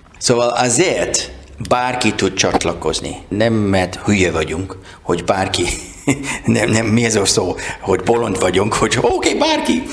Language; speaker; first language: Hungarian; non-native, learner; English